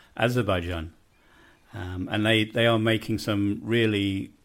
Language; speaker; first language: English; native; English